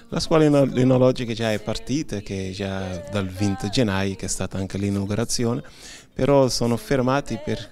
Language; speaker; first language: Italian; non-native, fluent; Kabuverdianu